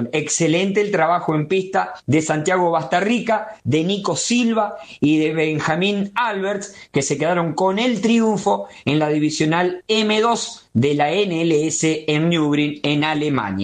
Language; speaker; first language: Spanish; native; Spanish